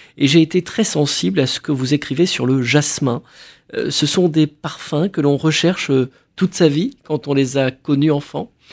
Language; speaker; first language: French; native; French